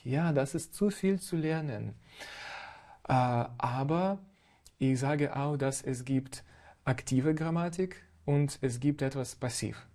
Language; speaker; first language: German; non-native, fluent; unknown